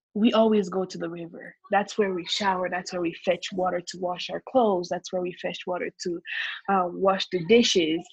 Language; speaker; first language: English; early bilingual, other home language; Kongo